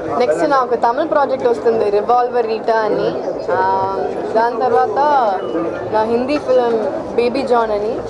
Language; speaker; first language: Telugu; non-native, fluent; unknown